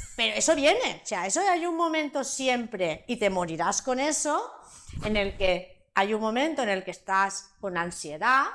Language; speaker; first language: Spanish; non-native, local second language; Catalan